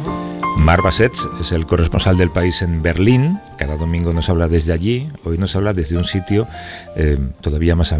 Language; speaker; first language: Spanish; native; Spanish